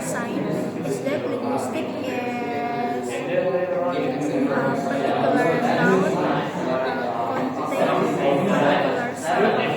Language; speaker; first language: English; non-native, learner; Indonesian